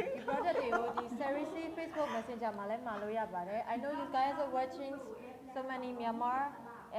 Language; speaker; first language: English; non-native, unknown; Burmese